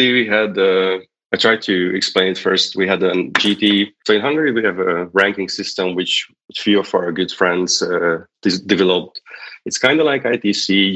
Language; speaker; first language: English; non-native, fluent; Hungarian